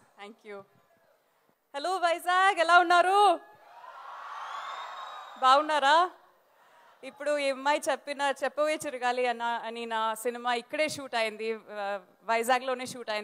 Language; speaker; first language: Telugu; non-native, fluent; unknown